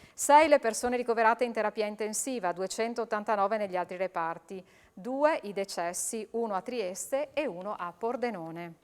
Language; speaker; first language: Italian; native; Italian